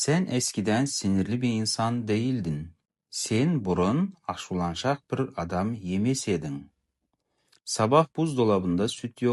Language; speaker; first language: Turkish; non-native, fluent; Kazakh